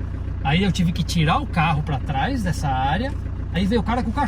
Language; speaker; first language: Portuguese; native; Portuguese